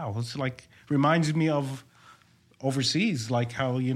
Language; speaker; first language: English; native; English